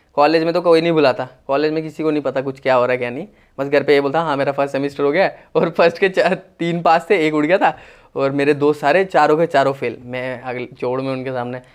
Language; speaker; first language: Hindi; native; Hindi